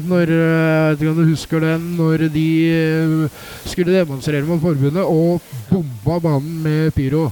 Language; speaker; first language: Norwegian; native; Norwegian